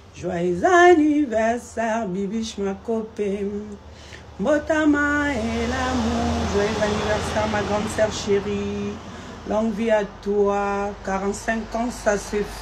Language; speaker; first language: French; non-native, local second language; Lingala